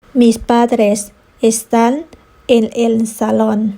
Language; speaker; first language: Spanish; non-native, fluent; Thai